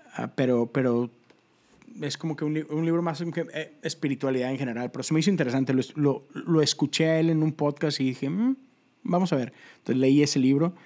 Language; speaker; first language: Spanish; native; Spanish